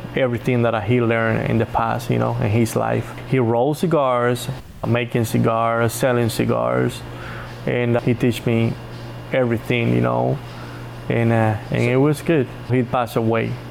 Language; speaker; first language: English; non-native, learner; Spanish